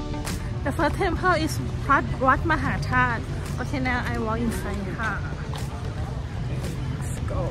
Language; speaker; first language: English; non-native, learner; Thai